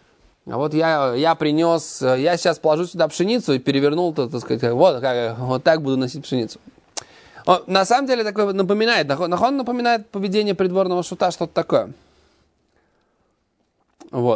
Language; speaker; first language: Russian; native; Russian